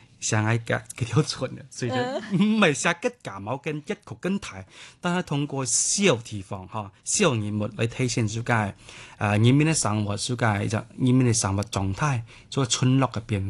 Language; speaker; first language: Chinese; non-native, local second language; Hakka Chinese